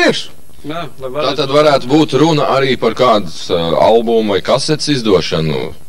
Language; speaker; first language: Latvian; native; Latvian